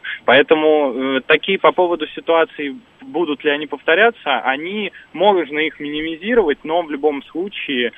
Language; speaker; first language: Russian; native; Russian